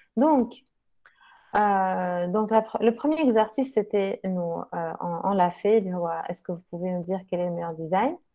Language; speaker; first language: French; non-native, local second language; Arabic